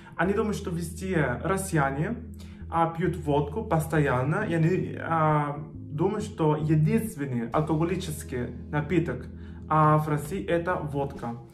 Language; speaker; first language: Russian; non-native, fluent; Spanish